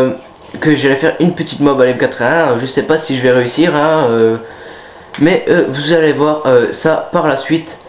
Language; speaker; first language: French; native; French